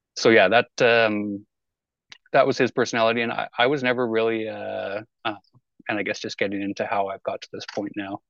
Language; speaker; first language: English; native; English